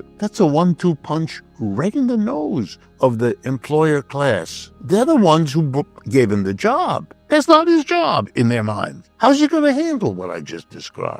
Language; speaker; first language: English; native; English